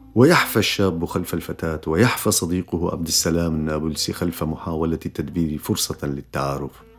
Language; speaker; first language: Arabic; non-native, local second language; Kurdish